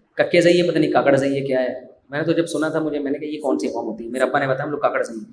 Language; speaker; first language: Urdu; native; Urdu